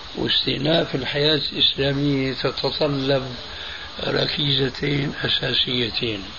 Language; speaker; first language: Arabic; early bilingual, other home language; Albanian